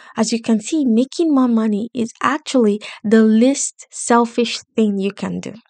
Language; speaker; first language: English; non-native, local second language; Yoruba